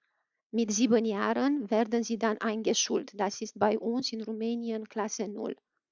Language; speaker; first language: German; non-native, fluent; Romanian